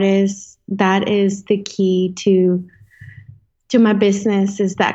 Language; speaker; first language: English; non-native, fluent; Spanish